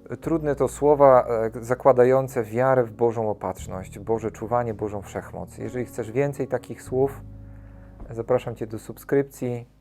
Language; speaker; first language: Polish; native; Polish